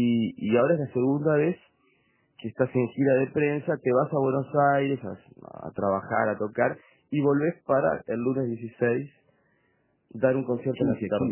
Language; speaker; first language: Spanish; native; Spanish